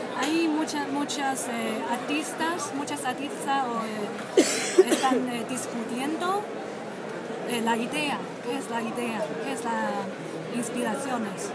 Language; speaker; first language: Spanish; non-native, learner; Chinese